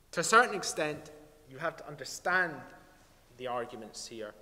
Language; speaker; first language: English; native; English